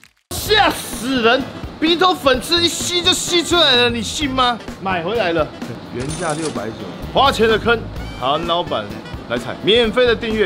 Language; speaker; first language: Chinese; native; Chinese